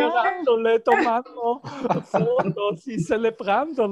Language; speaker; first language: Spanish; non-native, fluent; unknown